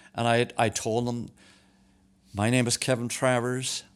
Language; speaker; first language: English; native; English